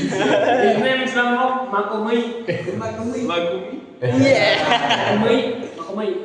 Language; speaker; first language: English; non-native, learner; Indonesian